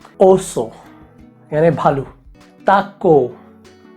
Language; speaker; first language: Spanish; non-native, fluent; Hindi